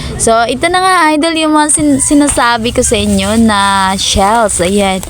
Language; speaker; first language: Filipino; non-native, local second language; Cebuano